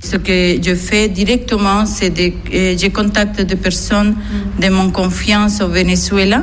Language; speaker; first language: French; non-native, learner; Spanish